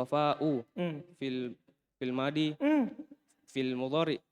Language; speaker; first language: Arabic; non-native, learner; Indonesian